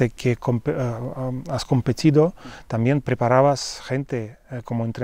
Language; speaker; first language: Spanish; non-native, fluent; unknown